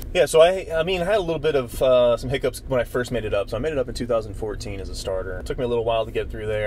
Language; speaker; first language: English; native; English